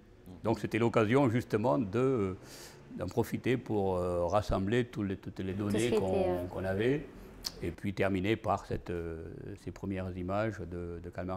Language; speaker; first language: French; native; French